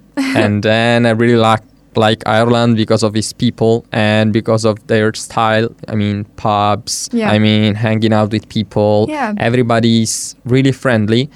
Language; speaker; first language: English; non-native, fluent; Italian